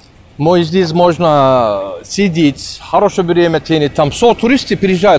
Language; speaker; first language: Russian; non-native, learner; Turkish